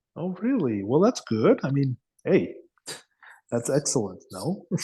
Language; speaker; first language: English; non-native, fluent; Spanish